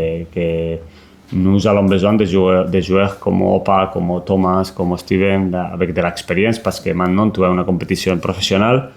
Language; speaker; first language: French; non-native, learner; Spanish